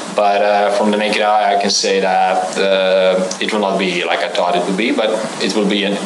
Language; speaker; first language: English; non-native, fluent; Croatian